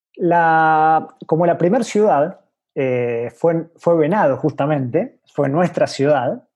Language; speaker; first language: Spanish; native; Spanish